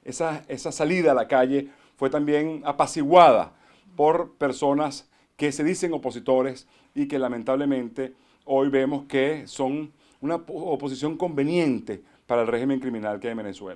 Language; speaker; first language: Spanish; native; Spanish